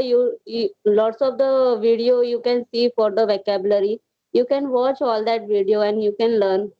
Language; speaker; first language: English; non-native, learner; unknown